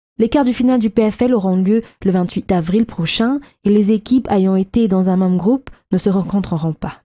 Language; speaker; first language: French; non-native, local second language; Malagasy